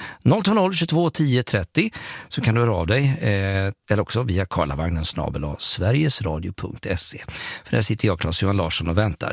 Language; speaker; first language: Swedish; native; Swedish